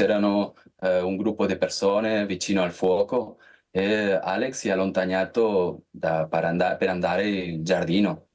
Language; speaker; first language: Italian; non-native, fluent; Spanish